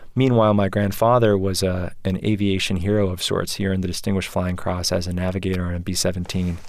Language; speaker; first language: English; native; English